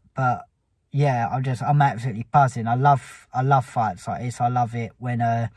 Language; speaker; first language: English; native; English